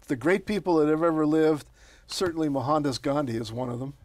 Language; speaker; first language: English; native; English